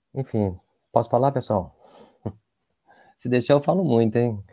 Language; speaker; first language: Portuguese; native; Portuguese